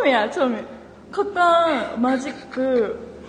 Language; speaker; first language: Korean; non-native, learner; Japanese